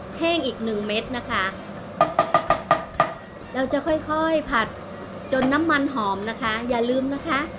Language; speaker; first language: Thai; native; Thai